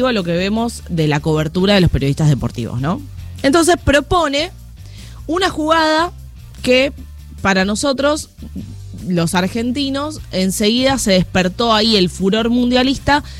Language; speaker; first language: Spanish; native; Spanish